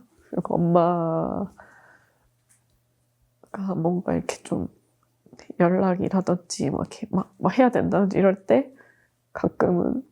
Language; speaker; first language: Korean; native; Korean